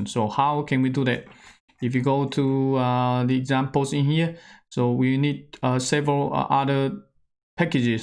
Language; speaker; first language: English; non-native, fluent; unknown